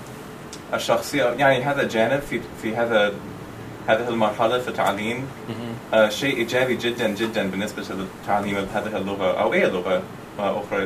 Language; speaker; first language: Arabic; non-native, fluent; English